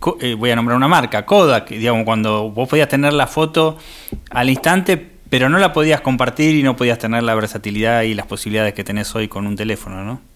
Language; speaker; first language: Spanish; native; Spanish